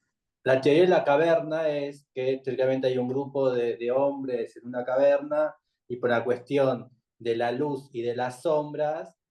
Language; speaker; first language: Spanish; native; Spanish